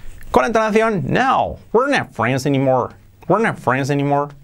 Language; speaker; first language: English; non-native, fluent; Spanish